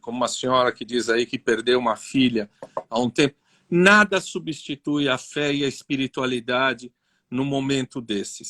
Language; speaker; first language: Portuguese; native; Portuguese